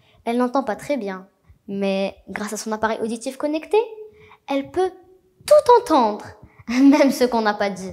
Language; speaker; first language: French; non-native, local second language; Arabic